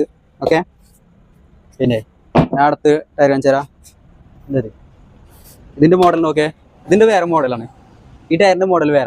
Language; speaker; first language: Malayalam; non-native, local second language; Hindi